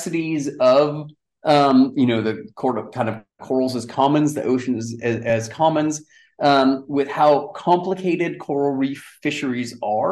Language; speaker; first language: English; native; English